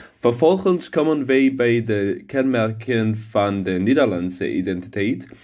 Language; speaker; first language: Dutch; non-native, learner; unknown